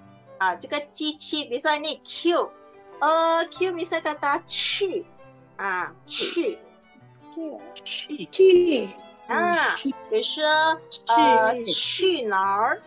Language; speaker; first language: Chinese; non-native, fluent; Indonesian